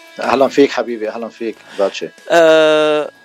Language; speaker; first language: Arabic; non-native, local second language; Armenian